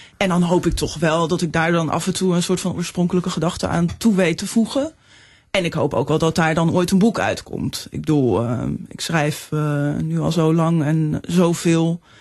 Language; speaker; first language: Dutch; early bilingual, other home language; Danish